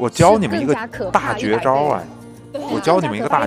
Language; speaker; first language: Chinese; native; Chinese